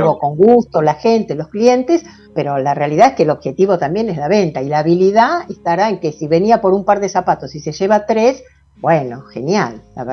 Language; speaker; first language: Spanish; native; Spanish